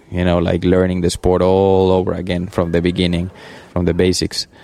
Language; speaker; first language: English; early bilingual, other home language; Spanish